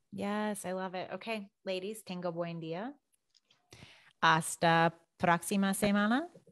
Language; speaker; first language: Spanish; non-native, learner; English